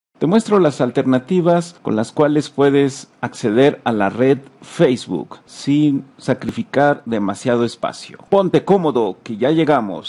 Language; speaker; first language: Spanish; native; Spanish